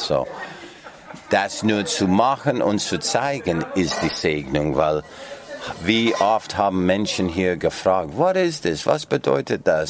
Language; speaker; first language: German; non-native, fluent; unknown